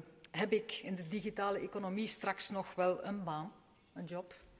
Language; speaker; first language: Dutch; native; Dutch